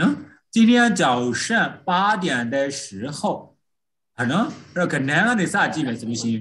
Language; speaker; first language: Chinese; non-native, fluent; Burmese